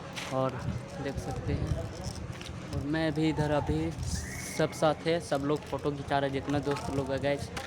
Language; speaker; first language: Hindi; non-native, local second language; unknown